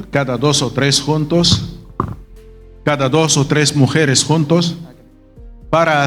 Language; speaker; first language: Spanish; non-native, fluent; Arabic